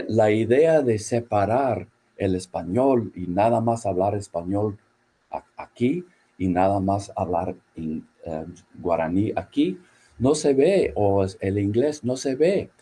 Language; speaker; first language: Spanish; non-native, fluent; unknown